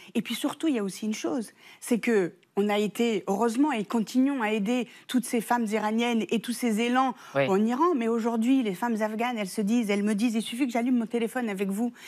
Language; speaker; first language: French; early bilingual, other home language; Persian